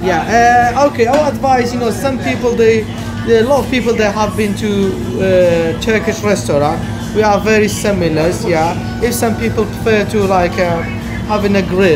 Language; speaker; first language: English; non-native, learner; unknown